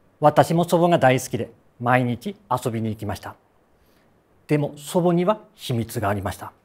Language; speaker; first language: Japanese; native; Japanese